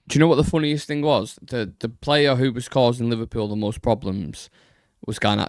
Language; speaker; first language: English; native; English